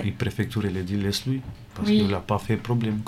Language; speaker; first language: French; non-native, learner; Romany